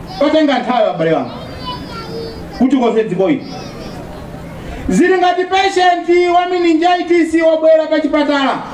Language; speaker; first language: Nyanja; non-native, local second language; Tumbuka